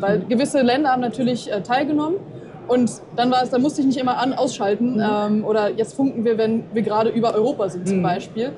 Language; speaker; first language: German; native; German